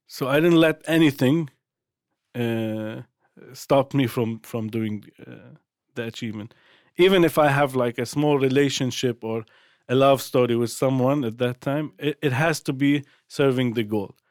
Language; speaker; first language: English; non-native, fluent; Arabic